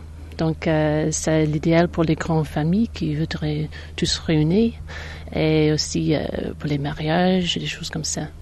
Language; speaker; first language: French; non-native, fluent; English